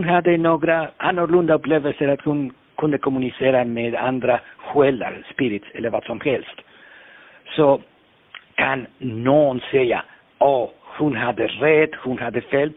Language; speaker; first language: Swedish; non-native, fluent; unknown